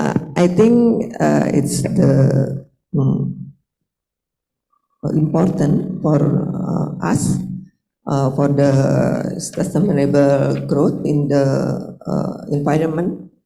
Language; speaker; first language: English; non-native, learner; Indonesian